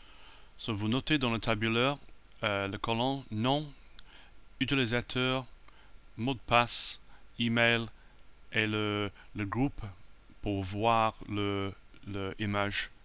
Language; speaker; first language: French; non-native, learner; English